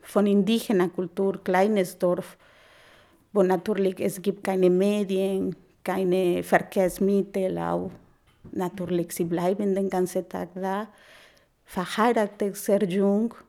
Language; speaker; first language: German; non-native, fluent; Spanish